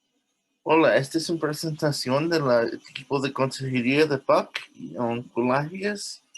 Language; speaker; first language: Spanish; early bilingual, heritage; English